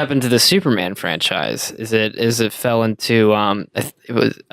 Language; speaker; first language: English; native; English